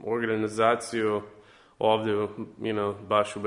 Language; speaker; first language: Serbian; early bilingual, heritage; English